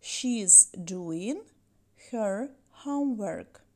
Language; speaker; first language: English; non-native, fluent; Ukrainian